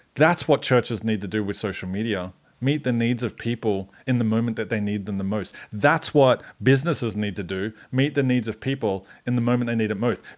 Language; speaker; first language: English; native; English